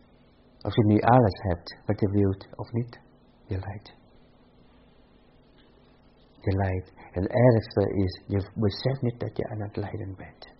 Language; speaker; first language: Dutch; non-native, fluent; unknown